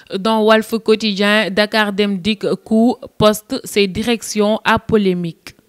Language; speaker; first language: French; non-native, local second language; Wolof